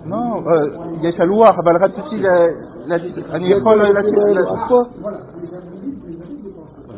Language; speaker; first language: Hebrew; non-native, fluent; French